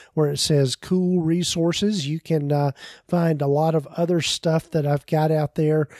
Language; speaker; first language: English; native; English